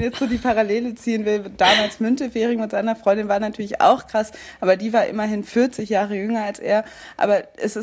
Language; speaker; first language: German; native; German